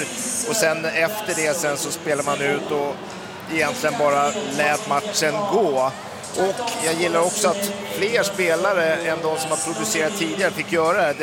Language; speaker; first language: Swedish; native; Swedish